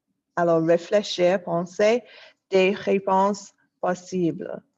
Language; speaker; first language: French; non-native, fluent; English